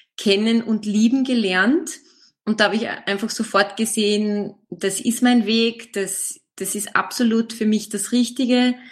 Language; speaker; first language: German; native; German